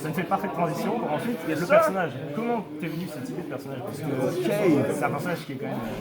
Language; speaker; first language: French; native; French